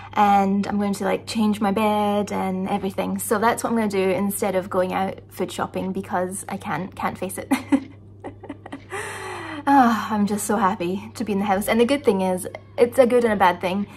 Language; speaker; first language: English; native; English